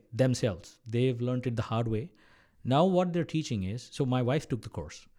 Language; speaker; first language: English; non-native, local second language; Malayalam